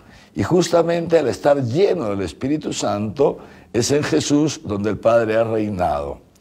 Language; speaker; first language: Spanish; native; Spanish